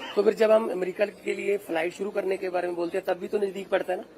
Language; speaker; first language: Hindi; non-native, local second language; Punjabi